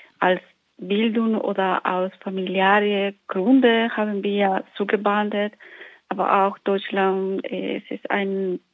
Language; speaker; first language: German; non-native, learner; Spanish